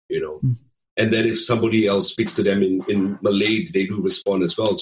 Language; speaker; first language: English; native; English